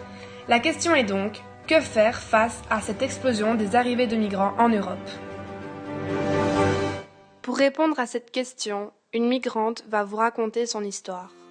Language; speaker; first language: French; native; French